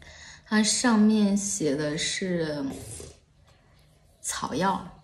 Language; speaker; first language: Chinese; native; Chinese